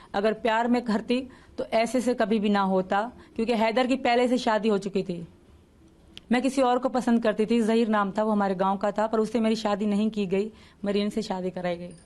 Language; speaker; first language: Urdu; non-native, local second language; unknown